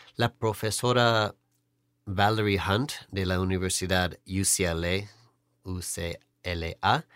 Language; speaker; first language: Spanish; non-native, fluent; English